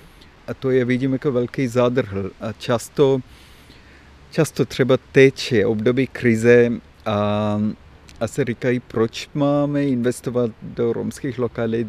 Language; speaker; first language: Czech; non-native, fluent; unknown